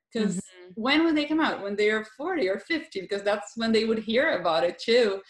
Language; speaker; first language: English; non-native, fluent; Portuguese